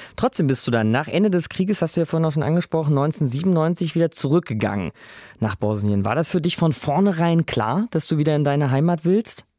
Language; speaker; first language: German; native; German